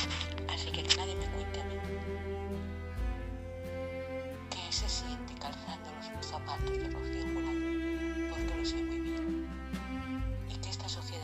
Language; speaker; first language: Spanish; native; Spanish